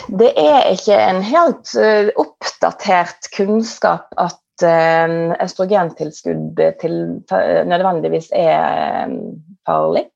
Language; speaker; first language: Norwegian; native; Norwegian